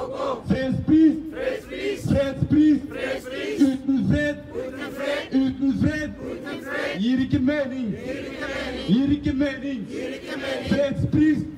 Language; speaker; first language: Norwegian; non-native, learner; Oromo